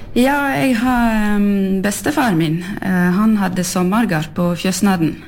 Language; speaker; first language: Norwegian; early bilingual, heritage; French